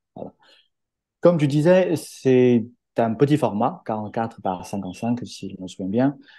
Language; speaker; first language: French; non-native, fluent; Chinese